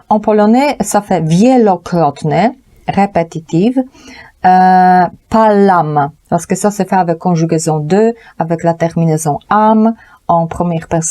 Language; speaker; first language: French; non-native, fluent; Polish